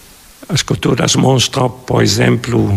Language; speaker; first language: Portuguese; non-native, fluent; German